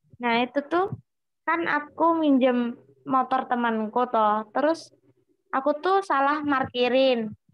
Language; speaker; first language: Indonesian; native; Indonesian